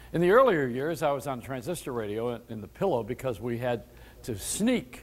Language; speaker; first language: English; native; English